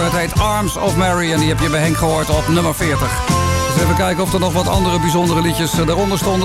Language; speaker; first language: Dutch; native; Dutch